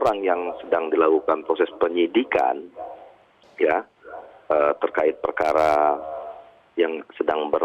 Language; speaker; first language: Indonesian; native; Indonesian